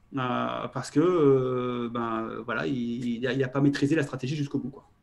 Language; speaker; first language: French; native; French